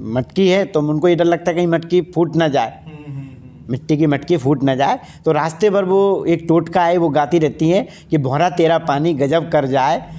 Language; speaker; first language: Hindi; native; Hindi